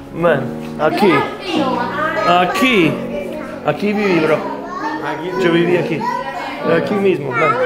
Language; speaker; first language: Spanish; non-native, fluent; English